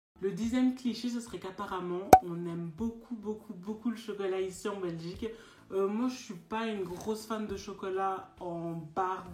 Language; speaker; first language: French; native; French